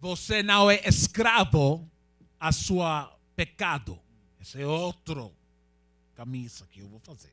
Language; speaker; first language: Portuguese; non-native, learner; Spanish